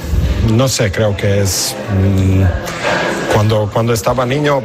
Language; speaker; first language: Spanish; non-native, learner; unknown